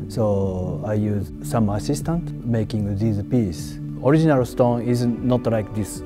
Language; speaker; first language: English; non-native, learner; Japanese